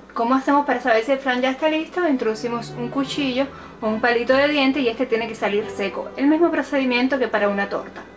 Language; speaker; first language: Spanish; native; Spanish